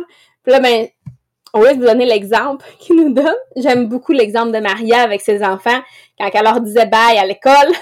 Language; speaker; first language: French; native; French